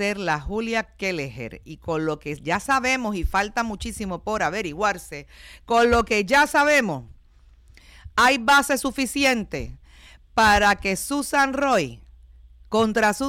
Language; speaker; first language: Spanish; native; Spanish